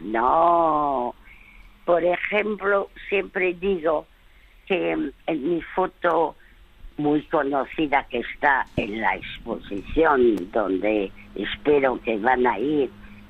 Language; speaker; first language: Spanish; early bilingual, other home language; French